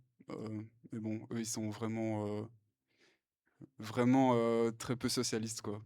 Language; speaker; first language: French; native; French